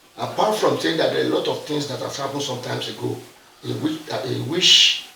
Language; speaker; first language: English; non-native, local second language; Yoruba